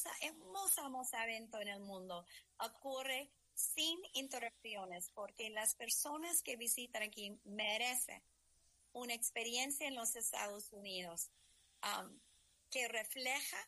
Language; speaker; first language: Spanish; non-native, learner; English